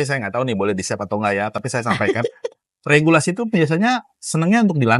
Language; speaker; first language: Indonesian; native; Indonesian